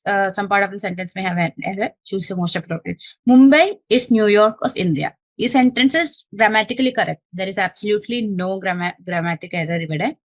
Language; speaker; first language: English; non-native, local second language; Malayalam